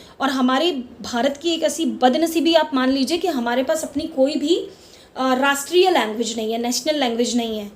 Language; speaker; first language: Hindi; non-native, local second language; Marwari